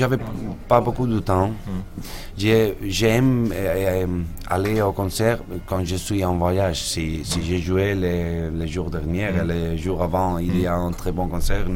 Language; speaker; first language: French; non-native, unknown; Spanish